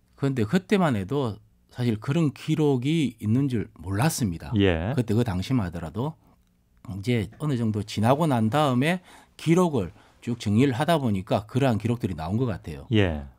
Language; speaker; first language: Korean; native; Korean